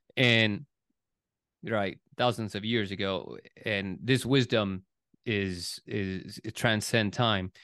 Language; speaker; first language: English; non-native, fluent; Spanish